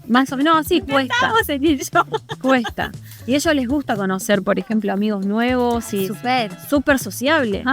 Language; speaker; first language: Spanish; native; Spanish